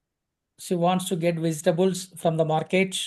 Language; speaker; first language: English; non-native, local second language; Telugu